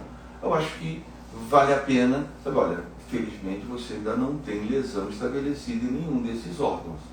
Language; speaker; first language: Portuguese; native; Portuguese